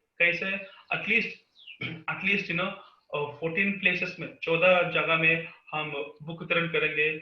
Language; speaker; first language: Hindi; non-native, local second language; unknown